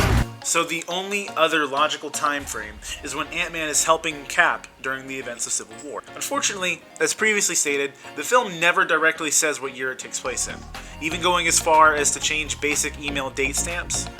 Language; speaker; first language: English; native; English